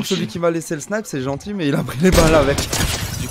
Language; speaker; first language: French; native; French